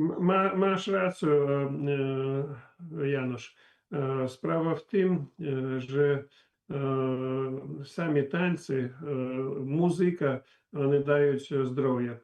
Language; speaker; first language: Polish; non-native, learner; Belarusian